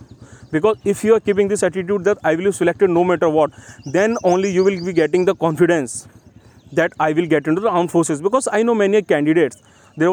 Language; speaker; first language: English; non-native, local second language; Hindi